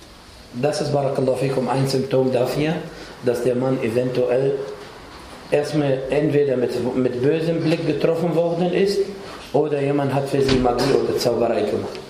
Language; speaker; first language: German; non-native, fluent; Arabic